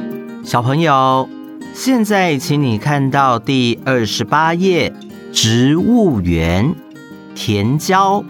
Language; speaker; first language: Chinese; native; Chinese